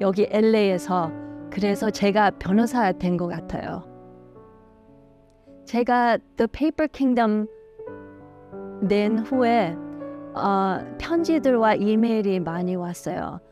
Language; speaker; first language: Korean; early bilingual, heritage; Korean